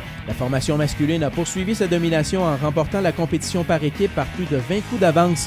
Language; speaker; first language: French; native; French